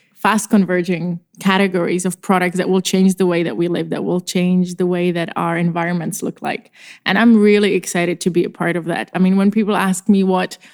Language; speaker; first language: English; non-native, fluent; Czech